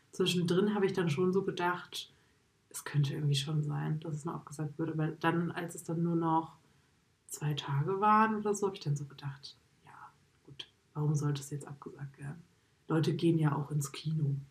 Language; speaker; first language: German; native; German